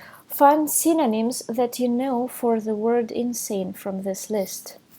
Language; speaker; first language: English; non-native, fluent; Russian